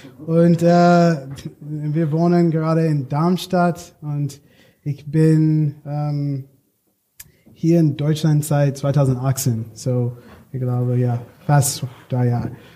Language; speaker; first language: German; non-native, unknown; English